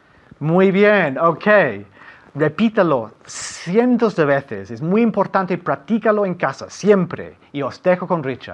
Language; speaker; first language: Spanish; non-native, fluent; English